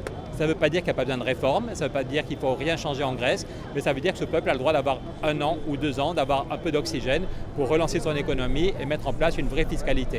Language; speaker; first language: French; native; French